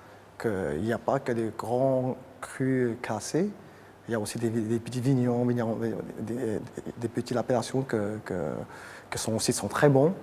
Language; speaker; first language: French; non-native, fluent; Chinese